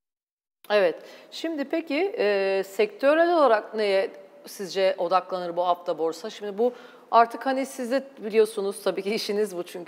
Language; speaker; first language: Turkish; native; Turkish